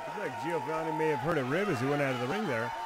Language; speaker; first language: English; native; English